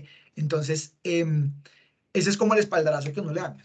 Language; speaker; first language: Spanish; native; Spanish